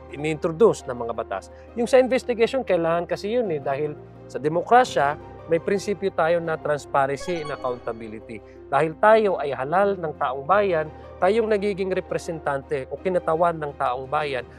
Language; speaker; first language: Filipino; non-native, local second language; Maranao